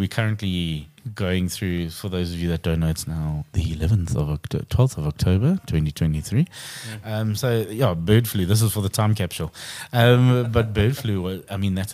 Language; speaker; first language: English; native; English